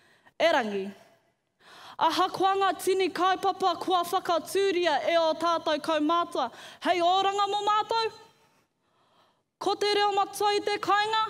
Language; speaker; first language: Māori; non-native, local second language; English